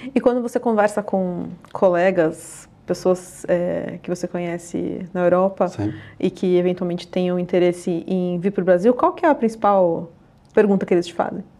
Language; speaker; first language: Portuguese; native; Portuguese